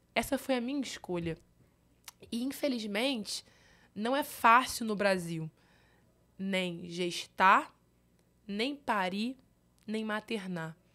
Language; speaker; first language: Portuguese; native; Portuguese